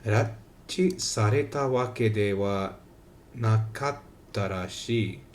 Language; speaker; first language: Japanese; non-native, learner; English